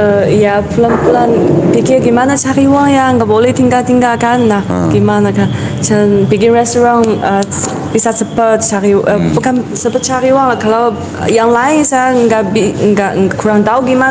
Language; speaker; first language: Indonesian; non-native, learner; Chinese